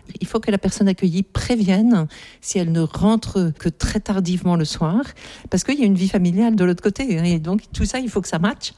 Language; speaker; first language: French; native; French